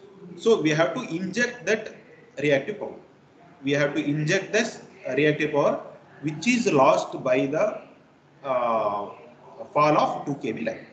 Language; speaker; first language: English; non-native, local second language; Kannada